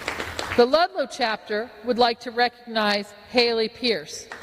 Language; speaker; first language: English; native; English